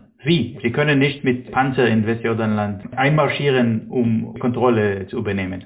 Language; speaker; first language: German; non-native, fluent; Hebrew